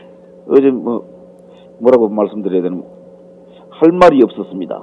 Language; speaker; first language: Korean; native; Korean